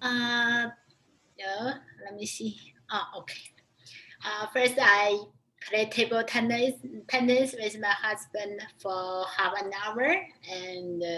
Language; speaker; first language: English; non-native, learner; Chinese